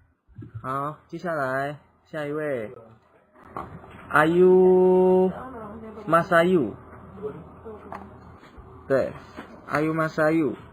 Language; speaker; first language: Chinese; non-native, fluent; Indonesian